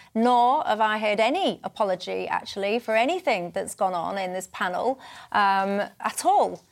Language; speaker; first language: English; native; English